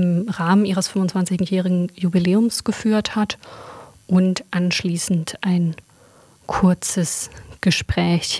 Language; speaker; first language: German; native; German